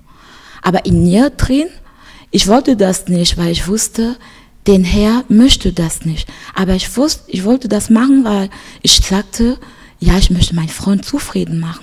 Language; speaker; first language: German; non-native, fluent; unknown